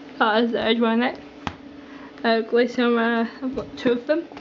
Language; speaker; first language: English; native; English